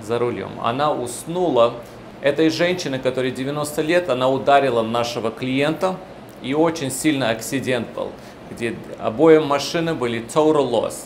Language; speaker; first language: Russian; early bilingual, heritage; Russian